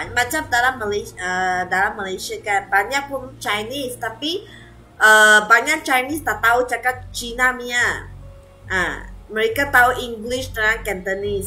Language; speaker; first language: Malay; non-native, local second language; Cantonese